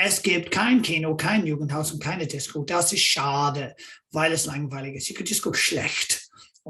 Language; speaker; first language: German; non-native, fluent; English